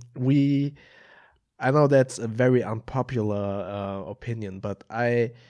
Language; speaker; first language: English; non-native, fluent; German